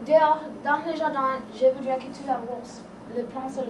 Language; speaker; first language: French; non-native, learner; English